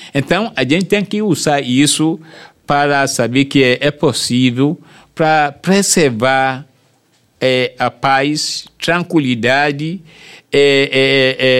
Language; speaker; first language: Portuguese; non-native, fluent; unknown